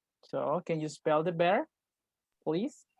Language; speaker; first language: English; non-native, fluent; Spanish